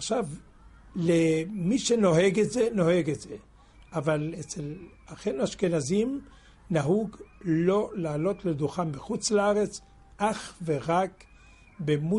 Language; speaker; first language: Hebrew; non-native, fluent; French